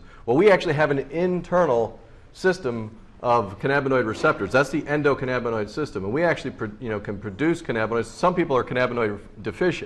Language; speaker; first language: English; native; English